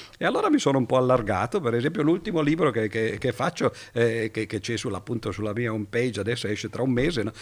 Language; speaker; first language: Italian; native; Italian